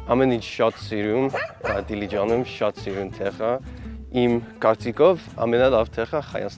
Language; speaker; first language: Armenian; non-native, learner; English